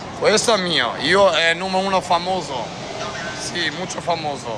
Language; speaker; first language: Italian; non-native, learner; Albanian